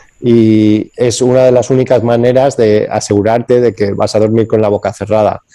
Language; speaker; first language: Spanish; early bilingual, other home language; English